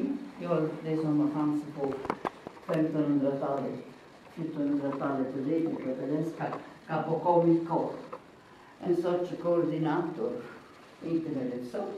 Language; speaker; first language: Swedish; non-native, fluent; Italian